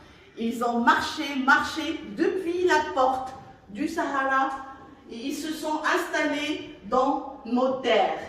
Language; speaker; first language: French; non-native, local second language; Arabic